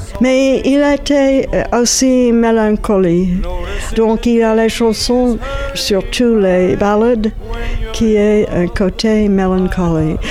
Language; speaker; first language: French; non-native, fluent; English